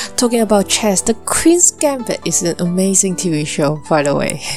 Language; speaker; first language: English; non-native, local second language; Cantonese